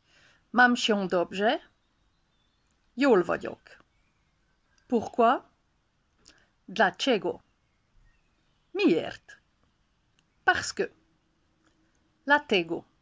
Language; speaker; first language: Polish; non-native, learner; Hungarian